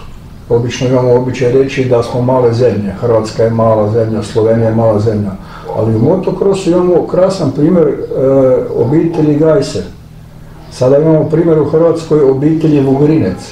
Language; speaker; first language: Croatian; native; Croatian